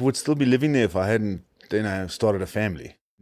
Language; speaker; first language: English; native; English